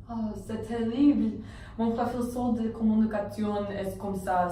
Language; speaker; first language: French; non-native, learner; English